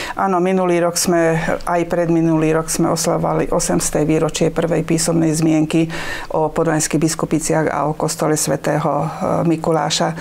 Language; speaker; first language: Slovak; non-native, local second language; Hungarian